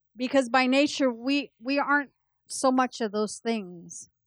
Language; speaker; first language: English; early bilingual, other home language; Spanish